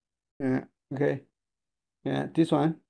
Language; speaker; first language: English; non-native, learner; Chinese